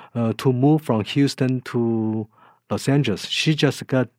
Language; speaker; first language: English; non-native, fluent; Chinese